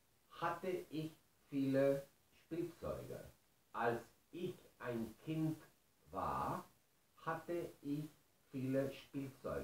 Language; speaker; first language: German; non-native, learner; Spanish